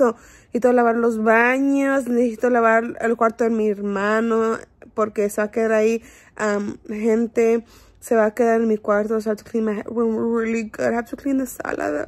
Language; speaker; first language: Spanish; early bilingual, heritage; Spanish